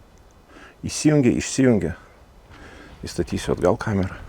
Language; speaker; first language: Lithuanian; native; Lithuanian